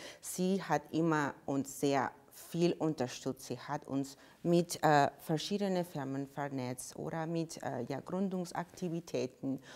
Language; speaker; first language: German; non-native, fluent; Spanish